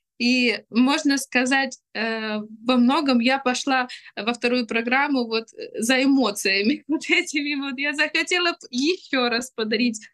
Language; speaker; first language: Russian; native; Russian